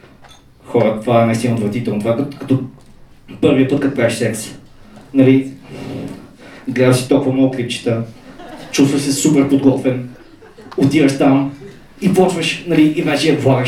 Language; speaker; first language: Bulgarian; native; Bulgarian